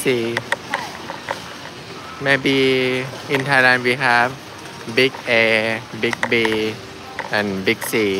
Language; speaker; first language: English; non-native, learner; Thai